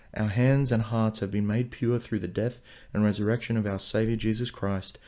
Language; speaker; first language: English; non-native, local second language; Afrikaans